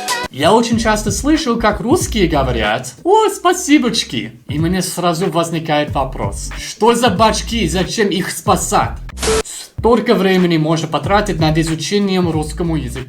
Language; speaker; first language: Russian; non-native, learner; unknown